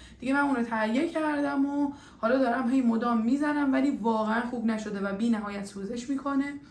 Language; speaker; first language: Persian; native; Persian